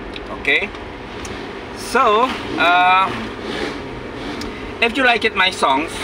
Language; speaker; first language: English; non-native, learner; Indonesian